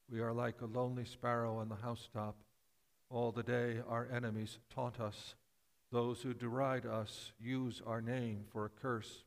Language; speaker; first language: English; native; English